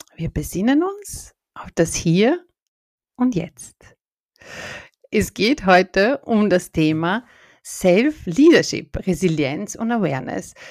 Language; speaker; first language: German; native; German